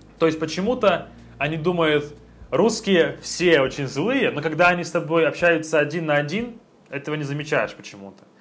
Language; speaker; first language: Russian; native; Russian